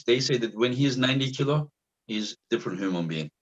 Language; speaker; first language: English; non-native, fluent; Turkish